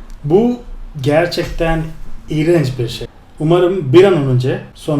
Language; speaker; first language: Turkish; non-native, fluent; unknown